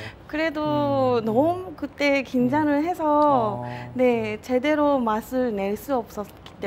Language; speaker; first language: Korean; non-native, fluent; Japanese